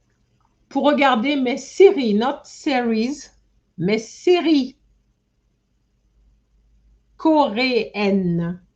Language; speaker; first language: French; non-native, fluent; English